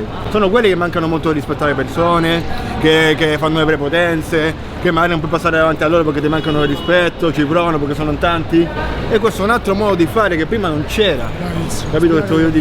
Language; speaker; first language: Italian; native; Italian